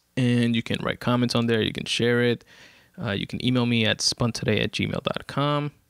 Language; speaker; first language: English; native; English